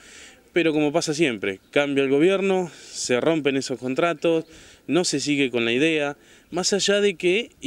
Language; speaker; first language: Spanish; native; Spanish